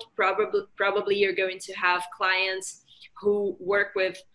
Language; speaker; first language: English; non-native, fluent; Portuguese